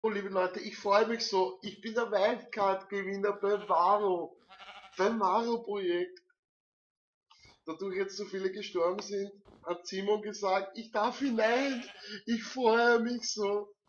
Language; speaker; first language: German; native; German